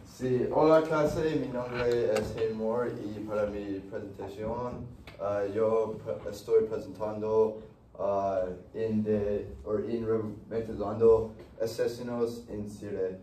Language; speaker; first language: Spanish; non-native, learner; English